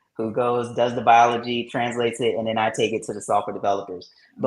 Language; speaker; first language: English; native; English